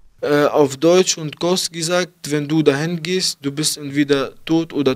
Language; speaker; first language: German; early bilingual, other home language; Arabic